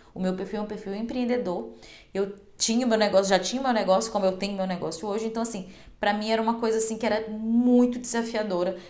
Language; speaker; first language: Portuguese; native; Portuguese